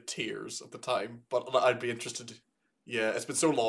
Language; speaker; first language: English; native; English